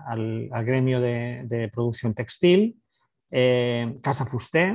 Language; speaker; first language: Spanish; native; Spanish